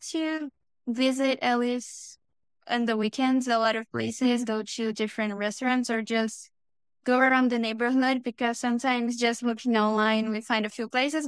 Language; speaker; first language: English; non-native, fluent; Portuguese